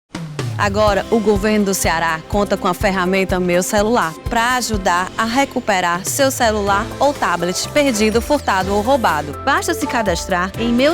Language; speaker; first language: Portuguese; native; Portuguese